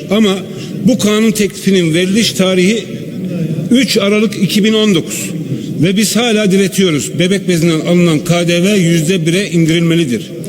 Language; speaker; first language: Turkish; native; Turkish